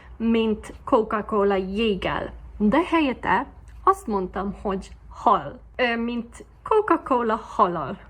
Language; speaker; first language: Hungarian; non-native, learner; Afrikaans